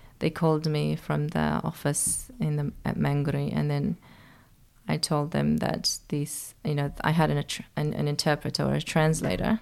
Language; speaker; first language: English; early bilingual, other home language; Persian